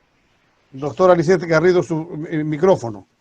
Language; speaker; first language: Spanish; native; Spanish